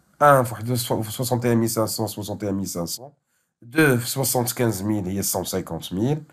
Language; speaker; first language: French; non-native, local second language; Arabic